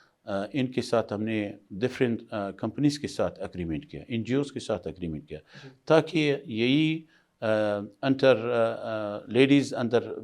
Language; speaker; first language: Hindi; non-native, fluent; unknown